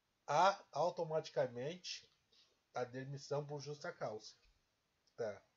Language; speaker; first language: Portuguese; native; Portuguese